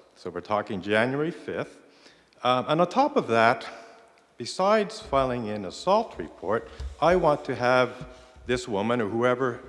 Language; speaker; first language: English; native; English